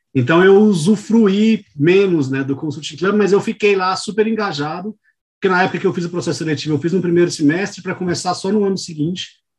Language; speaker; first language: Portuguese; native; Portuguese